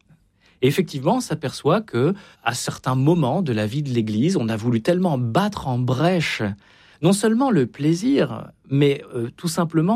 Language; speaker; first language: French; native; French